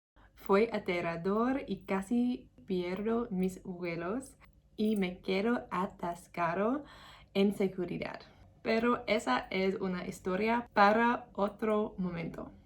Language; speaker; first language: Spanish; non-native, learner; English